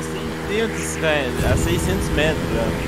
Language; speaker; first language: Portuguese; native; Portuguese